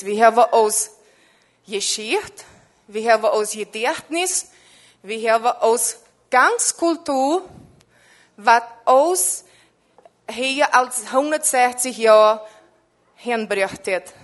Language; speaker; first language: German; non-native, learner; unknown